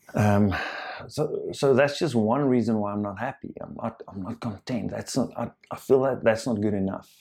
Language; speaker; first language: English; non-native, local second language; Afrikaans